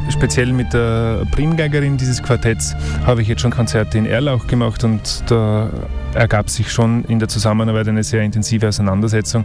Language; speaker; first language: German; native; German